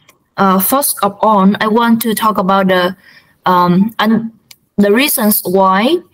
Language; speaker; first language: English; non-native, learner; Vietnamese